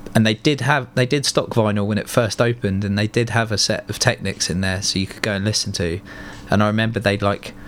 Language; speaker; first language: English; native; English